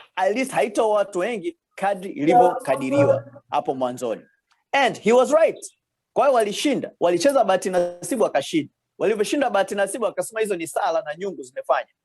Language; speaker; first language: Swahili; native; Swahili